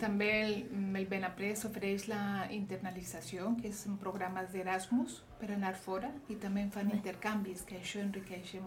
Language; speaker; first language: Catalan; non-native, local second language; Spanish